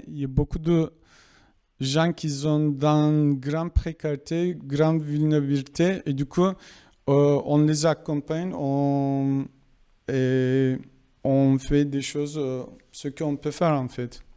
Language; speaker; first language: French; non-native, fluent; Kurdish